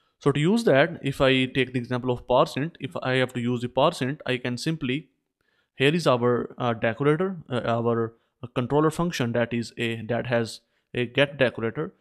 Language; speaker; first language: English; non-native, local second language; Urdu